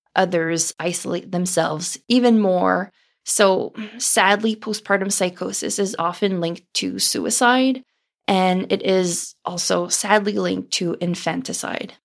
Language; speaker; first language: English; non-native, fluent; French